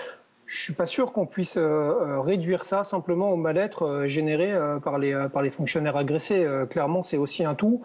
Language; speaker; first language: French; native; French